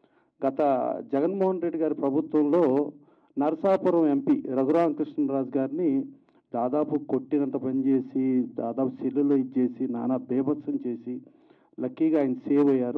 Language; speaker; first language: Telugu; native; Telugu